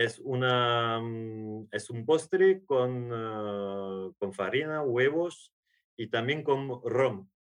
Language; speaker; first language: Spanish; non-native, learner; French